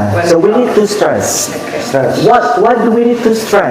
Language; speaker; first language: English; non-native, fluent; Indonesian